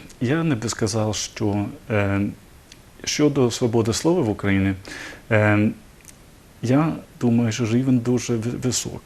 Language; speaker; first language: Ukrainian; non-native, learner; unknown